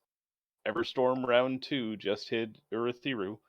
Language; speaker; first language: English; native; English